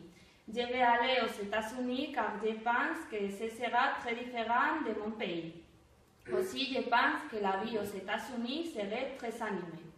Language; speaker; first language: French; non-native, learner; Spanish